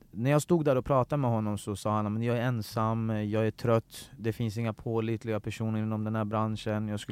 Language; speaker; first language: Swedish; early bilingual, other home language; Persian